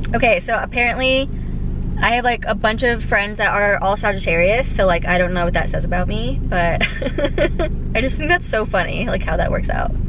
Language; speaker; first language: English; native; English